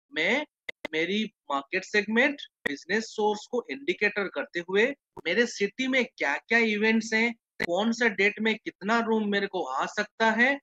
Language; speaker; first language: Hindi; non-native, local second language; Odia